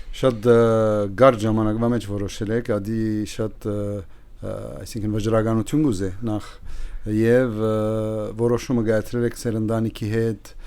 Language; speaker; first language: Armenian; early bilingual, heritage; Armenian